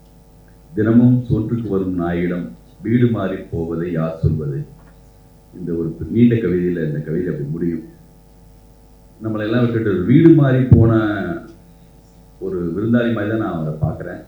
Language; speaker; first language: Tamil; native; Tamil